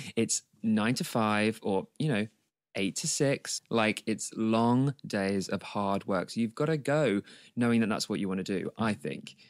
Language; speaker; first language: English; native; English